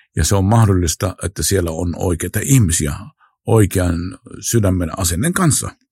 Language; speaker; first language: Finnish; non-native, fluent; Arabic